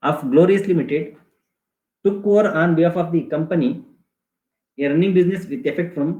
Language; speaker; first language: English; non-native, local second language; Kannada